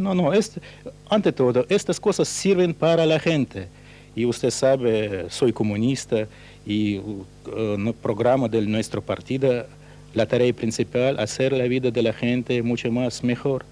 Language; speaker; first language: Spanish; non-native, fluent; Russian